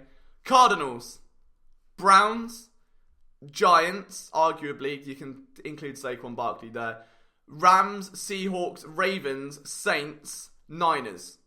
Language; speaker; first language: English; native; English